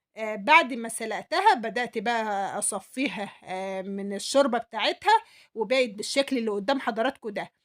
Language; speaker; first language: Arabic; native; Arabic